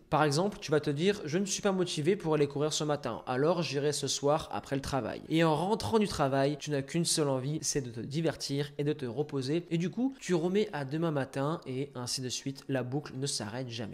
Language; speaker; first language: French; native; French